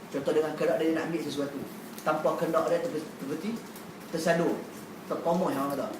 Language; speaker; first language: Malay; native; Malay